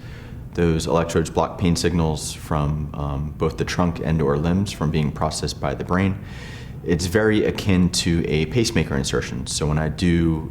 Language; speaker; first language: English; native; English